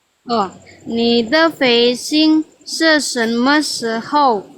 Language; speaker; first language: Chinese; non-native, learner; Indonesian